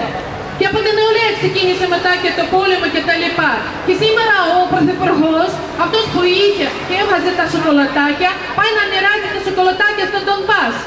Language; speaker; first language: Greek; non-native, fluent; Russian